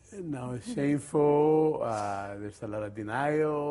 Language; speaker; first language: English; early bilingual, other home language; Spanish